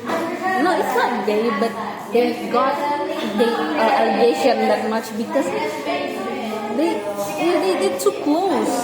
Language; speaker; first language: English; non-native, learner; Indonesian